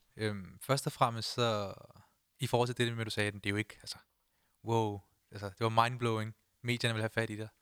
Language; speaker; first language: Danish; early bilingual, other home language; Punjabi